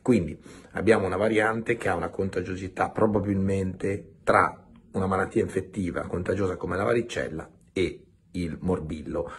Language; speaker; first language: Italian; native; Italian